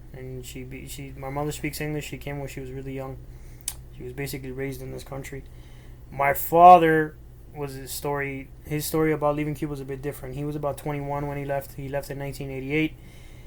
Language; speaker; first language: English; early bilingual, other home language; Spanish